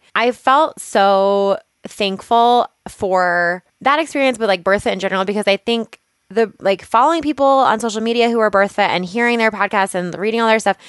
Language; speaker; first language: English; native; English